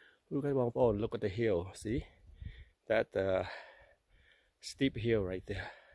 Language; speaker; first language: English; non-native, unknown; Khmer